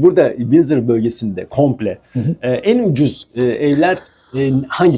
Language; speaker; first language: Turkish; native; Turkish